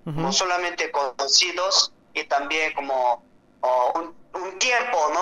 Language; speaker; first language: Spanish; non-native, learner; Korean